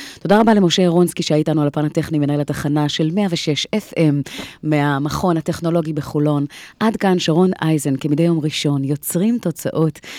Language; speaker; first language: Hebrew; native; Hebrew